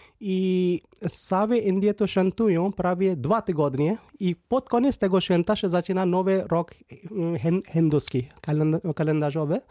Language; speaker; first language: Polish; non-native, fluent; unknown